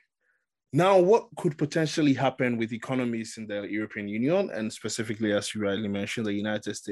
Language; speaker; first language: English; non-native, local second language; Akan